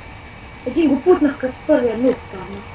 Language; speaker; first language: Bulgarian; native; Bulgarian